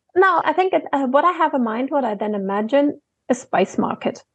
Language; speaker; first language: English; non-native, fluent; German